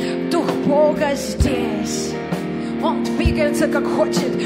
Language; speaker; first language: Russian; native; Russian